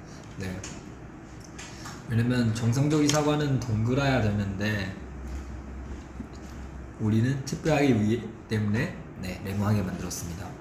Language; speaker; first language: Korean; non-native, fluent; Chinese